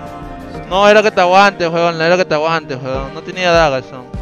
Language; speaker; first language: Spanish; native; Spanish